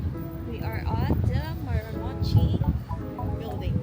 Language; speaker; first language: English; non-native, learner; Filipino